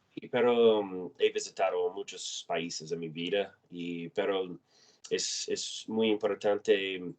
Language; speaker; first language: Spanish; non-native, learner; English